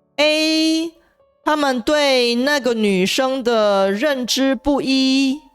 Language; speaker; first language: Chinese; native; Chinese